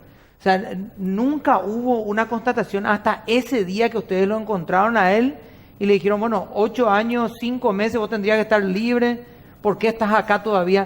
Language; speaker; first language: Spanish; native; Spanish